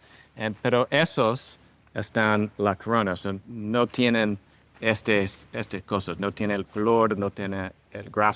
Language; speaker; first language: Spanish; non-native, learner; English